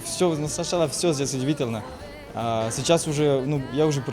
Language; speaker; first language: Russian; non-native, learner; French